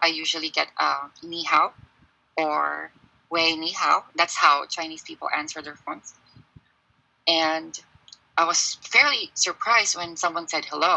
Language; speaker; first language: English; non-native, local second language; Filipino